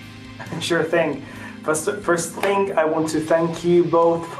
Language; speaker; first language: English; non-native, fluent; Italian